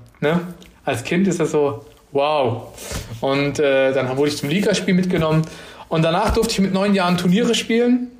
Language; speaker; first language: German; early bilingual, other home language; Turkish